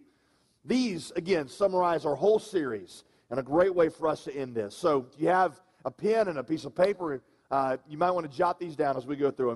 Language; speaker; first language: English; native; English